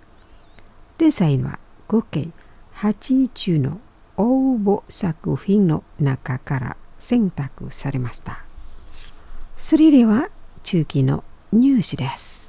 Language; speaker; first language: Japanese; non-native, fluent; Indonesian